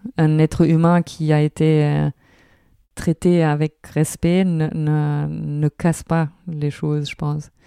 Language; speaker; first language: French; non-native, fluent; German